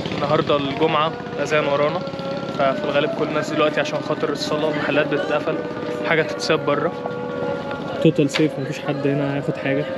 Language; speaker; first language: Egyptian Arabic; native; Egyptian Arabic